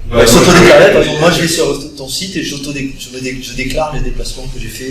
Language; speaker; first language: French; native; French